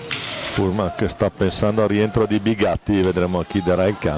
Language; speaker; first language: Italian; native; Italian